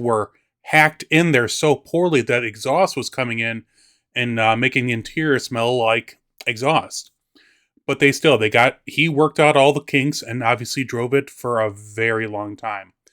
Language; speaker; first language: English; native; English